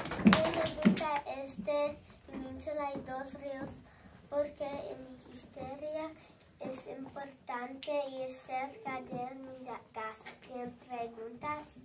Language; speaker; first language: Spanish; non-native, learner; English